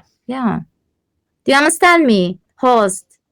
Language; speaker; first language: English; non-native, learner; Turkish